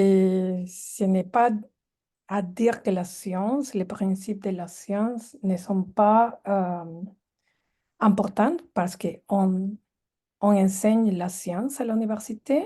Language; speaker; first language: French; non-native, fluent; Spanish